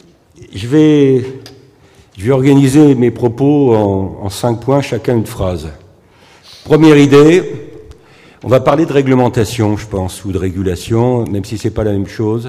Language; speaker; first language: French; native; French